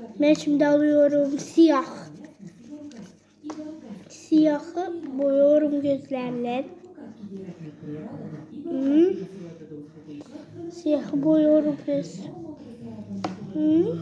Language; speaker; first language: Turkish; early bilingual, heritage; Turkish